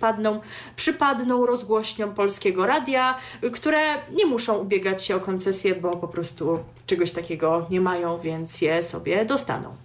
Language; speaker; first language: Polish; native; Polish